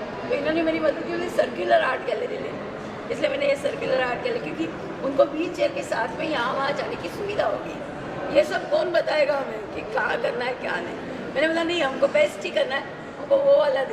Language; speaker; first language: Hindi; native; Hindi